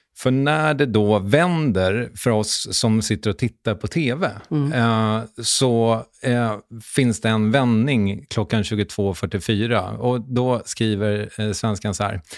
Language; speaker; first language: Swedish; native; Swedish